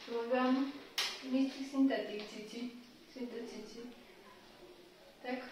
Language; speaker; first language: Polish; native; Polish